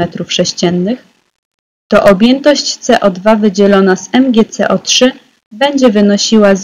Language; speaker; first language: Polish; native; Polish